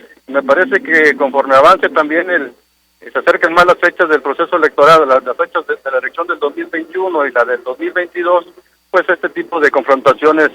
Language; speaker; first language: Spanish; native; Spanish